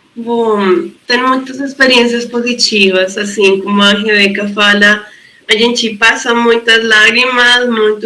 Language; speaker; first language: Portuguese; non-native, fluent; Spanish